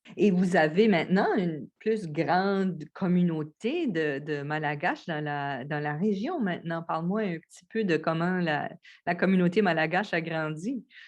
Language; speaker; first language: French; native; French